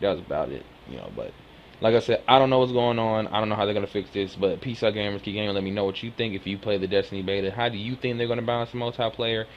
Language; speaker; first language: English; native; English